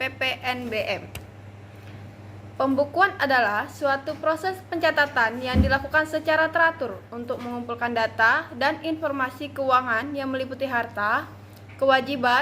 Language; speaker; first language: Indonesian; native; Indonesian